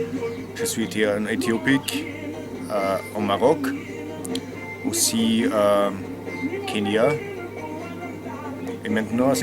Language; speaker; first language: French; non-native, learner; German